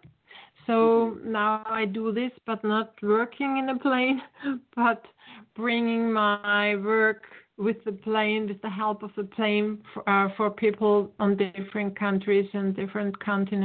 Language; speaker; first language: English; non-native, fluent; German